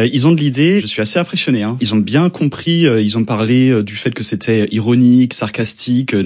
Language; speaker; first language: French; native; French